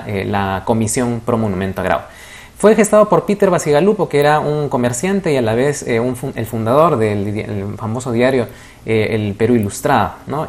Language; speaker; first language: Spanish; native; Spanish